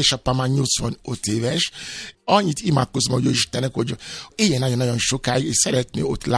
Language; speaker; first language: Hungarian; non-native, fluent; Yoruba